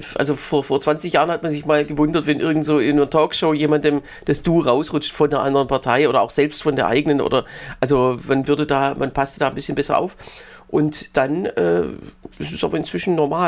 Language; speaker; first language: German; native; German